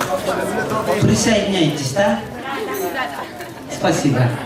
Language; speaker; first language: Russian; non-native, local second language; Kyrgyz